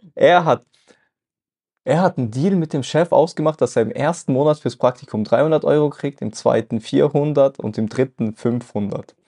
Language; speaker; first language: German; early bilingual, other home language; Russian